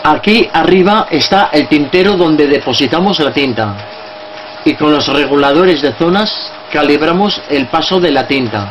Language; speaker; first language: Spanish; native; Spanish